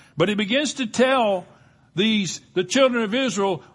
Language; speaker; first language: English; native; English